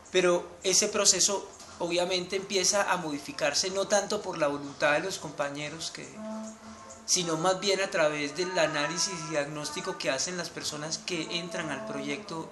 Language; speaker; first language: Spanish; native; Spanish